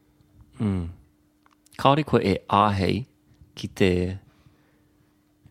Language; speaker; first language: Māori; non-native, local second language; English